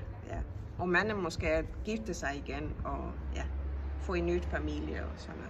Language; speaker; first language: Danish; non-native, fluent; Spanish